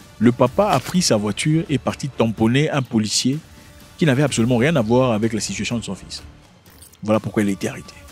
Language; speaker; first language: French; non-native, local second language; Lingala